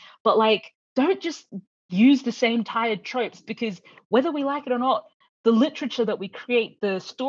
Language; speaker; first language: English; native; English